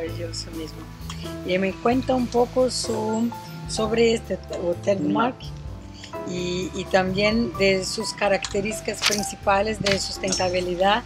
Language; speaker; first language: Spanish; non-native, fluent; Portuguese